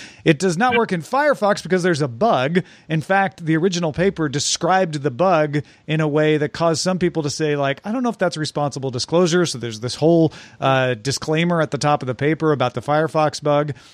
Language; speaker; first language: English; native; English